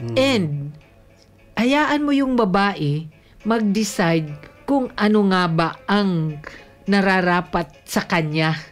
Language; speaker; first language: Filipino; native; Filipino